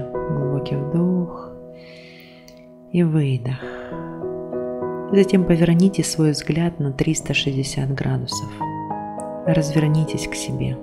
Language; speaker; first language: Russian; native; Russian